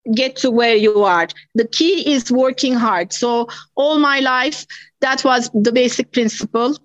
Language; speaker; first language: English; non-native, fluent; Turkish